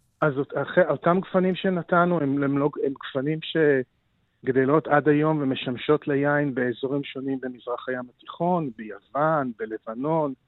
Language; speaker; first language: Hebrew; native; Hebrew